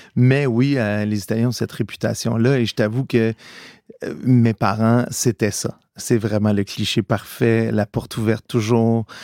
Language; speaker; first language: French; early bilingual, other home language; Italian